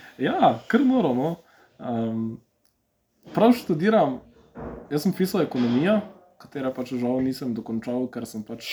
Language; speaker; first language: Slovenian; early bilingual, other home language; Serbian